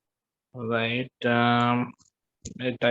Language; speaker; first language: English; non-native, local second language; Sinhala